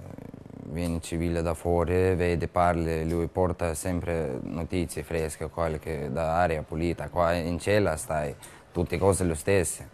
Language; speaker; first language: Italian; non-native, learner; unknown